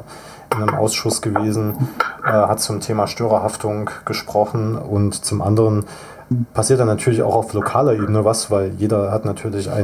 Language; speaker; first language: German; native; German